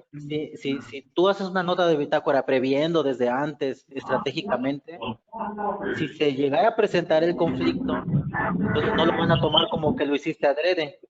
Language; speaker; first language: Spanish; native; Spanish